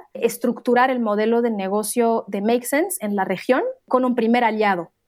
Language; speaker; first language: Spanish; non-native, fluent; Arabic